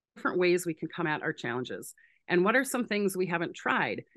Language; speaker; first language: English; native; English